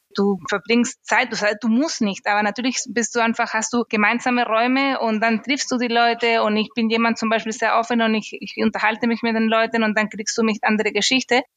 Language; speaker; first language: German; non-native, fluent; Spanish